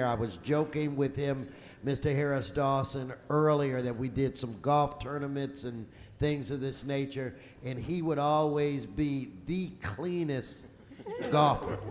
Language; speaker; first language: English; early bilingual, other home language; Spanish